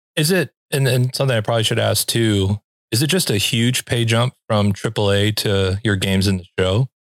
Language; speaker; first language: English; native; English